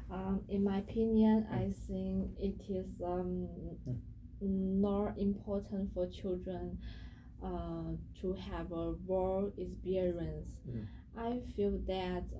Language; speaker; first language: English; non-native, learner; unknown